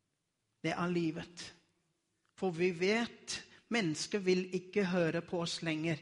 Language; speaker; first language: Norwegian; non-native, learner; Afrikaans